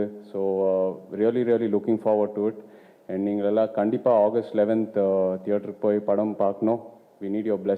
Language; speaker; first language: Tamil; non-native, local second language; Telugu